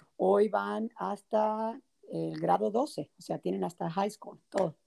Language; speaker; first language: Spanish; native; Spanish